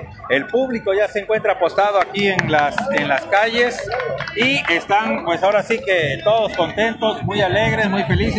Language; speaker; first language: Spanish; native; Spanish